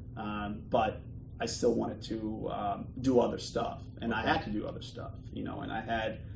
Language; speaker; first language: English; early bilingual, other home language; Bosnian